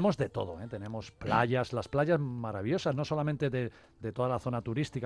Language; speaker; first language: Spanish; native; Spanish